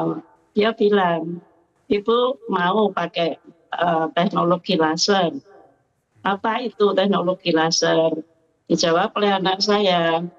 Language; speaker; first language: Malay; non-native, local second language; Javanese